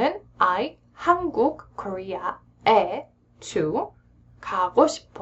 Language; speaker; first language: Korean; non-native, fluent; English